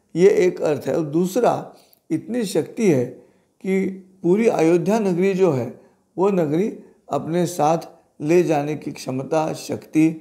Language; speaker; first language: Hindi; non-native, local second language; Marathi